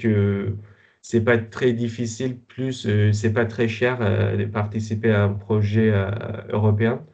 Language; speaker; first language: French; non-native, fluent; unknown